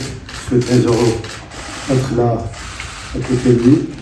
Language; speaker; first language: French; non-native, learner; Arabic